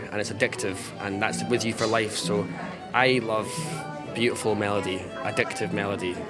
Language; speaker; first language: English; native; English